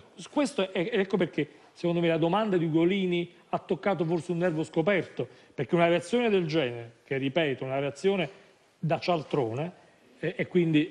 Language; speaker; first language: Italian; native; Italian